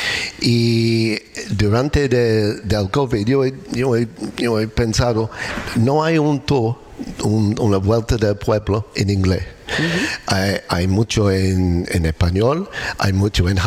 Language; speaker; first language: Spanish; non-native, learner; English